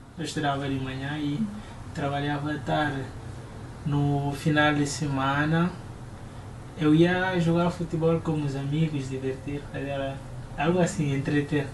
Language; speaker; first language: Portuguese; non-native, local second language; Upper Guinea Crioulo